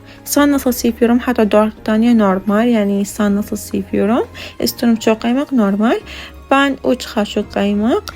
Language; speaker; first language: Turkish; non-native, learner; Arabic